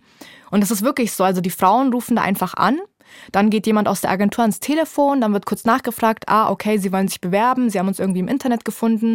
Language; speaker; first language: German; native; German